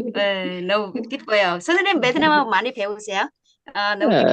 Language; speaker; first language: Korean; non-native, learner; Vietnamese